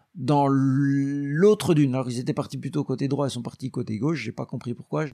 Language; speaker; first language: French; native; French